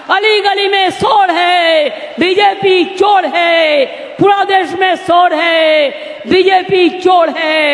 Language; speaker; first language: Hindi; non-native, local second language; Bangla